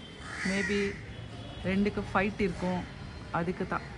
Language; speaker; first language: Tamil; non-native, local second language; Urdu